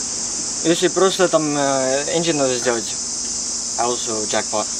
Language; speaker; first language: Russian; early bilingual, heritage; Russian